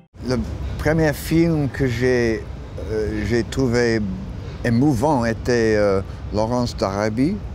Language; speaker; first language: French; non-native, learner; English